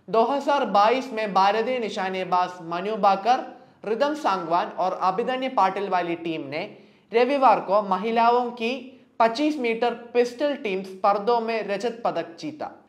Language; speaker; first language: Hindi; non-native, local second language; Malayalam